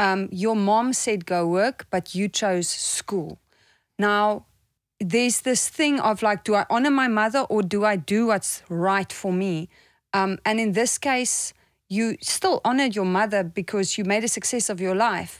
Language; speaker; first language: English; non-native, local second language; Afrikaans